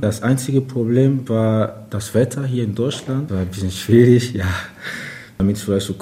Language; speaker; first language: German; non-native, fluent; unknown